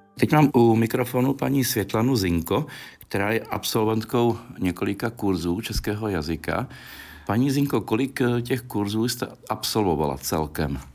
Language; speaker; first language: Czech; native; Czech